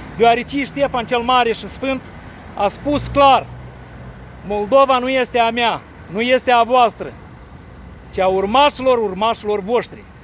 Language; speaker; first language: Romanian; native; Romanian